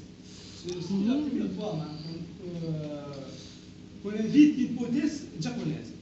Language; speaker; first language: French; non-native, local second language; Arabic